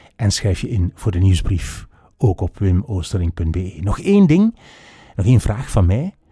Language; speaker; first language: Dutch; native; Dutch